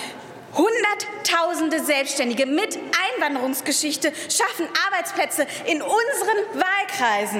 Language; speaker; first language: German; early bilingual, other home language; Persian